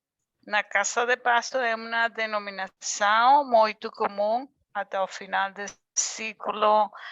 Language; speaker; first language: Portuguese; non-native, learner; Spanish